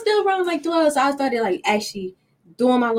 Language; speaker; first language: English; native; English